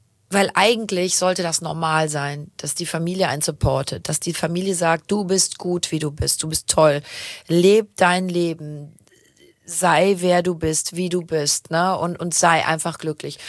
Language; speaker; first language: German; native; German